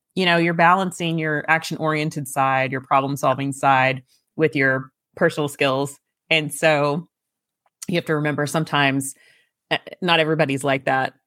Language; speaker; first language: English; native; English